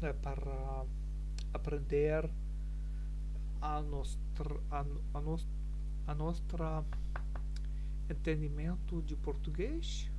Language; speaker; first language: Portuguese; non-native, learner; German